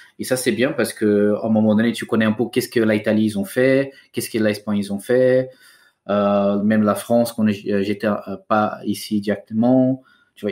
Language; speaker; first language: French; non-native, fluent; Portuguese